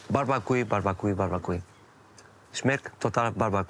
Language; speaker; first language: German; non-native, learner; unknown